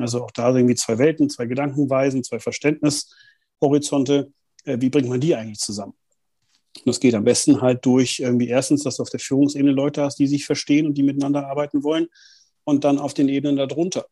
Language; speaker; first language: German; native; German